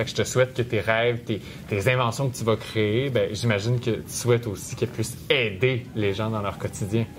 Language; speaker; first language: French; native; French